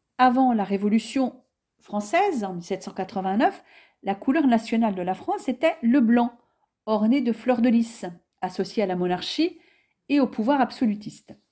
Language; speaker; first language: French; native; French